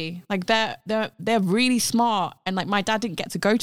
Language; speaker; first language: English; non-native, local second language; Cantonese